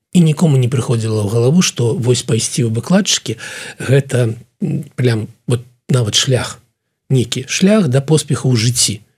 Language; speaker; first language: Belarusian; non-native, local second language; Russian